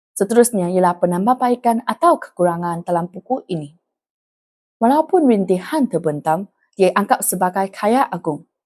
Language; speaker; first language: Malay; non-native, local second language; Chinese